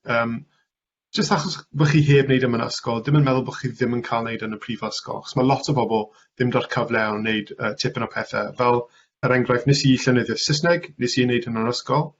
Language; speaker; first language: Welsh; non-native, local second language; English